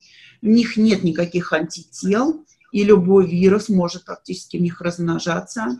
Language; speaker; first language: Russian; native; Russian